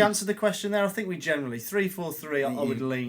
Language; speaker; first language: English; native; English